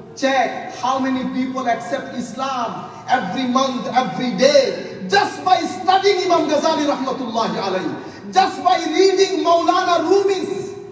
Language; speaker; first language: English; non-native, local second language; Bangla